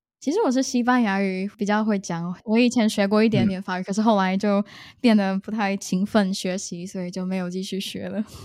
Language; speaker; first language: Chinese; native; Chinese